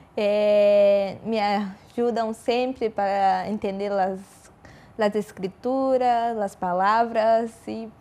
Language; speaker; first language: Spanish; non-native, learner; Portuguese